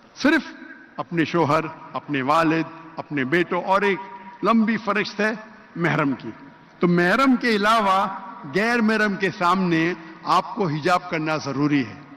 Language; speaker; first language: Urdu; non-native, local second language; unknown